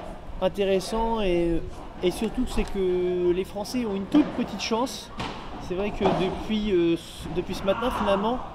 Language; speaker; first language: French; native; French